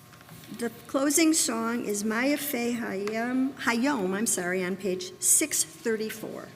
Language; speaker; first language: English; native; English